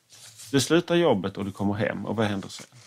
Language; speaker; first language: Swedish; native; Swedish